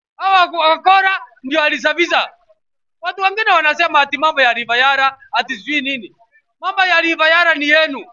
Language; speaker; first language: Swahili; non-native, local second language; Gusii